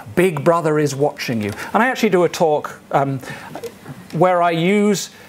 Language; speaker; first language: English; native; English